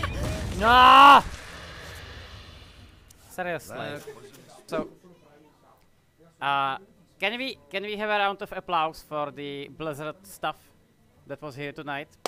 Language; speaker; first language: English; non-native, fluent; Czech